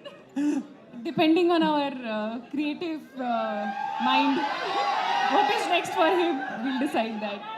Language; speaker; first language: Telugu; non-native, local second language; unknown